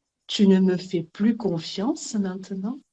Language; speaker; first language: French; native; French